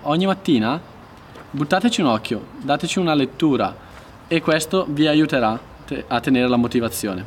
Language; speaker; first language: Italian; native; Italian